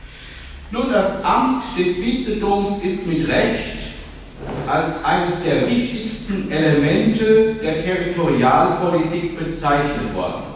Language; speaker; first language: German; native; German